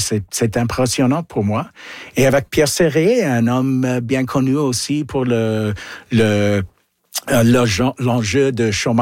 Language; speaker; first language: French; non-native, local second language; English